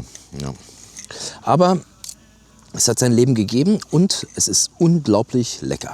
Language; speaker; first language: German; native; German